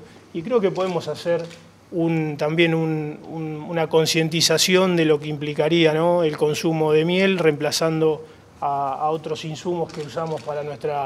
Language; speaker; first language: Spanish; native; Spanish